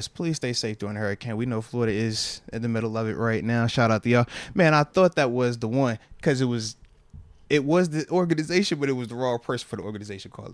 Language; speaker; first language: English; native; English